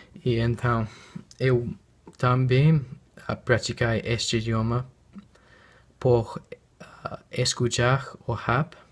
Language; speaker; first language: Portuguese; non-native, learner; English